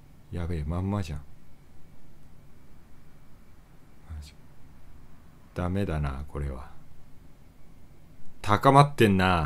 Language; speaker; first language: Japanese; native; Japanese